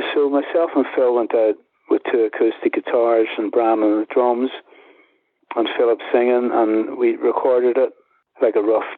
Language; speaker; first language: English; native; English